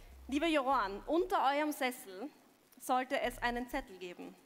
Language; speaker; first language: German; native; German